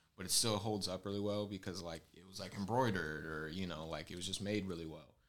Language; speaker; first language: English; native; English